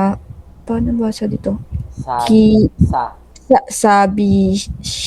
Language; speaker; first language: Filipino; non-native, local second language; Cebuano